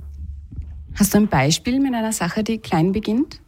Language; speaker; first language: German; native; German